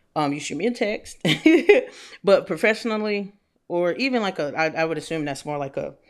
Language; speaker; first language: English; native; English